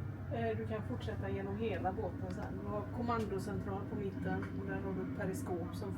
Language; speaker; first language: Swedish; native; Swedish